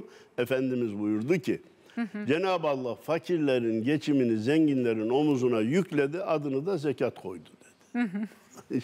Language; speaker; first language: Turkish; native; Turkish